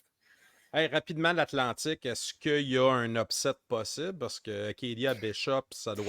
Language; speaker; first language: French; native; French